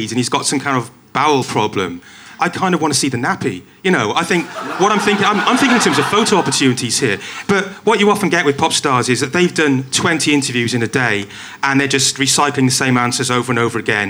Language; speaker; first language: English; native; English